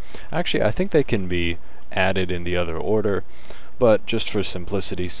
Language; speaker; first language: English; native; English